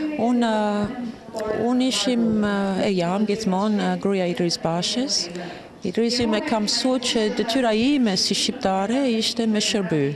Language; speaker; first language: Albanian; early bilingual, heritage; Albanian